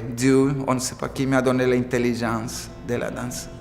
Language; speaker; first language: French; non-native, fluent; Spanish